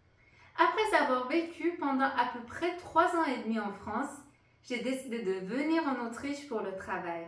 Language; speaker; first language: French; non-native, fluent; Persian